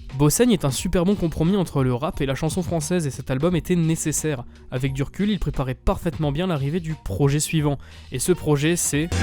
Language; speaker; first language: French; native; French